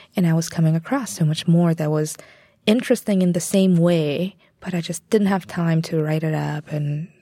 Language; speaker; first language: English; non-native, fluent; Bulgarian